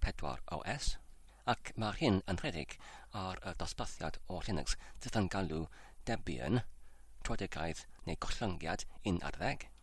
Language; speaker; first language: Welsh; non-native, learner; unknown